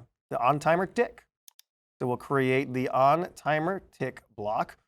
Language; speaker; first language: English; native; English